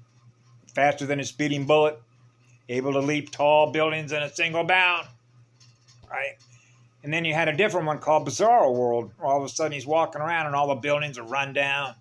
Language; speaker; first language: English; native; English